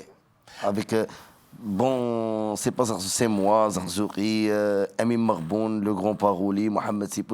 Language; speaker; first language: French; non-native, learner; Arabic